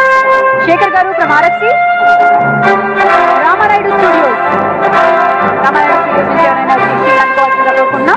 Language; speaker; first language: Telugu; native; Telugu